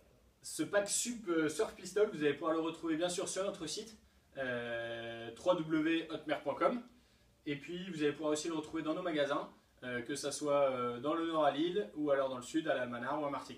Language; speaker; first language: French; native; French